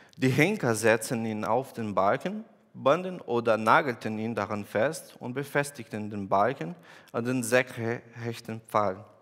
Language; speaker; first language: German; non-native, fluent; Portuguese